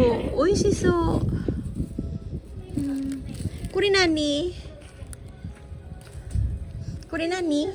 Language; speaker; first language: Japanese; non-native, learner; Filipino